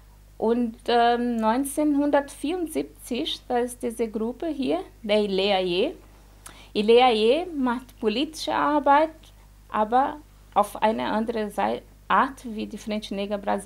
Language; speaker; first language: German; non-native, fluent; Portuguese